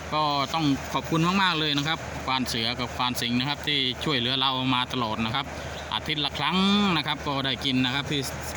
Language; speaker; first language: Thai; non-native, local second language; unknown